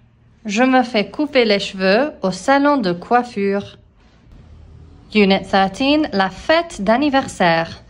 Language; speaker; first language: French; non-native, fluent; English